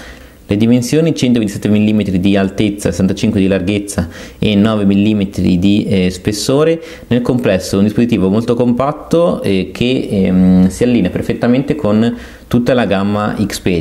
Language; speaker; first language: Italian; native; Italian